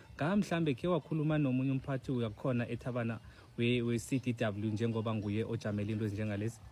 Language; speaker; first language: Zulu; non-native, local second language; South Ndebele